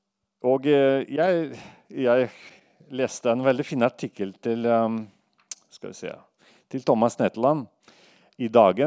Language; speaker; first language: Norwegian; non-native, fluent; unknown